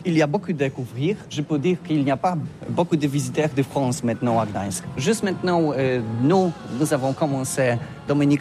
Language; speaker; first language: French; non-native, learner; Polish